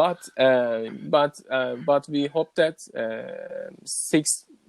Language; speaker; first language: English; non-native, learner; Turkish